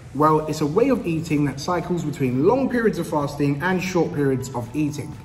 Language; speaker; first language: English; native; English